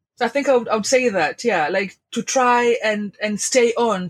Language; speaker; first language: English; non-native, local second language; Swahili